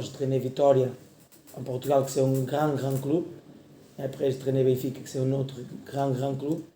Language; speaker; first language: French; non-native, learner; Portuguese